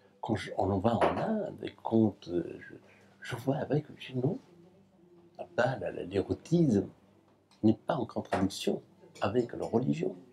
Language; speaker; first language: French; non-native, fluent; Persian